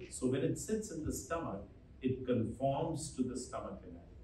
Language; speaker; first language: English; non-native, local second language; Hindi